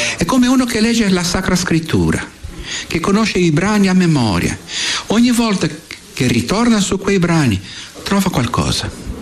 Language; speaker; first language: Italian; non-native, fluent; Portuguese